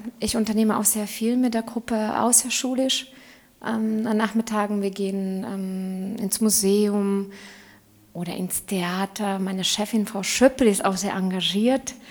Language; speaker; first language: German; non-native, fluent; Hungarian